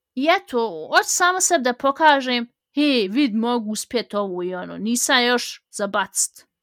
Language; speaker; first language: Bosnian; early bilingual, heritage; Bosnian